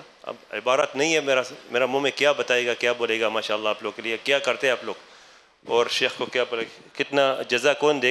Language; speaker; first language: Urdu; non-native, learner; Arabic